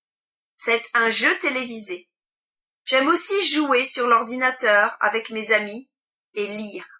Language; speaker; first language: French; non-native, learner; English